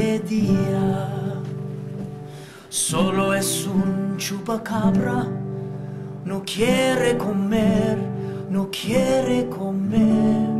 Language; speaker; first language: Spanish; non-native, learner; English